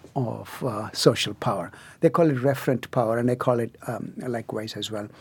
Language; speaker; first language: English; non-native, local second language; Tamil